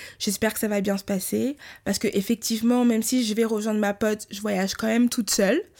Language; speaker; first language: French; early bilingual, other home language; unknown